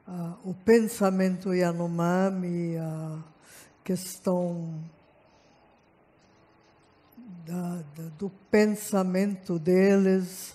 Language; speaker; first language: Portuguese; non-native, fluent; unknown